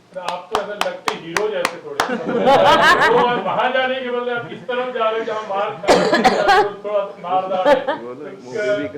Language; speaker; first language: Hindi; native; Hindi